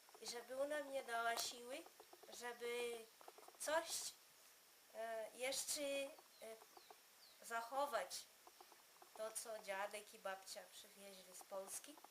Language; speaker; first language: Polish; early bilingual, heritage; Polish